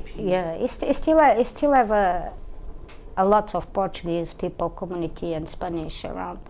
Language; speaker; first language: English; non-native, fluent; Portuguese